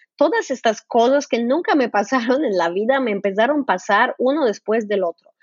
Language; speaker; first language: Spanish; non-native, fluent; Polish